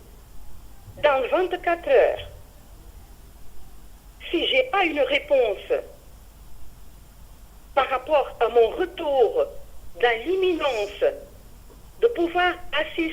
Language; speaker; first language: French; non-native, fluent; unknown